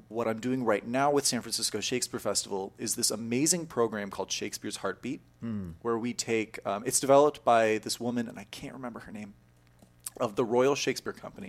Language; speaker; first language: English; native; English